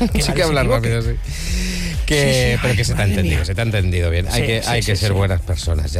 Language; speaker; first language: Spanish; native; Spanish